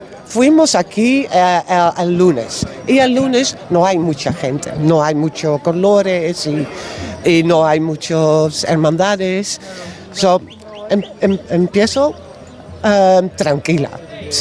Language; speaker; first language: Spanish; non-native, learner; Dutch